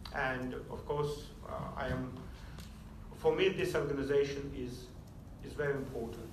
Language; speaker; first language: English; non-native, fluent; Azerbaijani